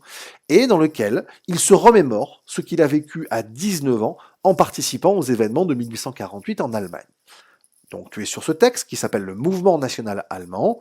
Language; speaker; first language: French; native; French